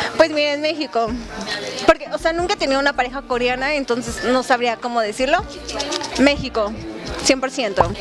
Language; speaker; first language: Spanish; native; Spanish